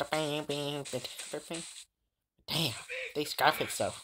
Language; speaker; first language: English; native; English